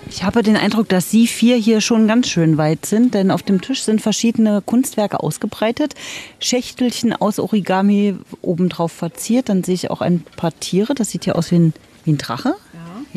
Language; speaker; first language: German; native; German